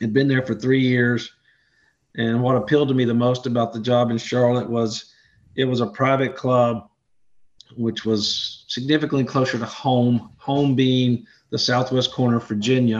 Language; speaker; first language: English; native; English